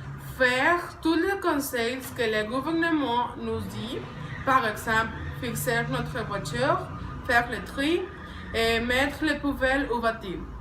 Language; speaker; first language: French; non-native, learner; Spanish